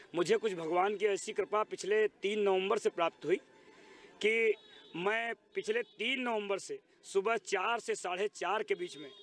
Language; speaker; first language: Hindi; native; Hindi